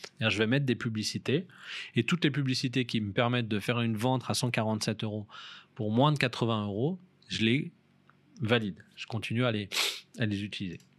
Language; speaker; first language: French; native; French